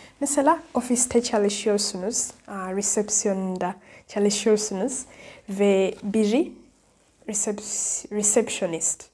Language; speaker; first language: Turkish; non-native, fluent; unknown